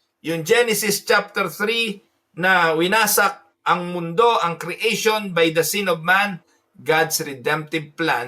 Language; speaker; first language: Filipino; native; Filipino